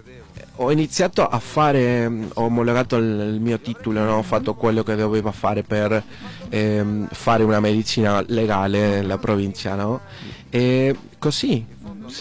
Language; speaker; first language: Italian; non-native, learner; Spanish